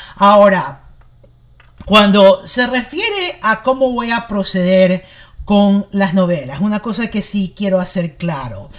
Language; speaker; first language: Spanish; early bilingual, heritage; English